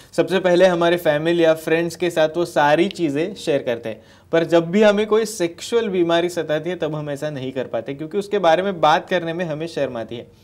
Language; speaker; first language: Hindi; non-native, local second language; Marathi